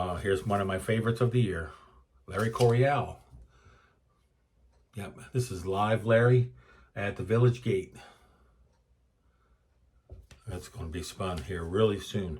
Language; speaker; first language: English; native; English